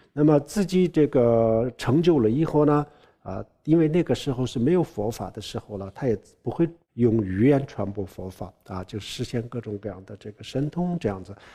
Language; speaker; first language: Chinese; non-native, local second language; Tibetan